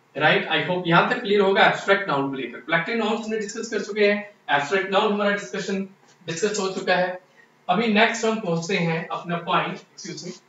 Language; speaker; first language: Hindi; non-native, local second language; Punjabi